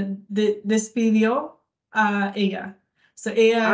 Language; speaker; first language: Spanish; non-native, learner; English